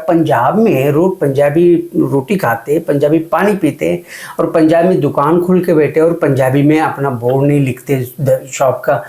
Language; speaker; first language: Hindi; non-native, local second language; Kannada